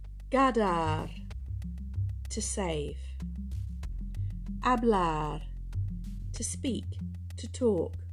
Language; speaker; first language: English; native; English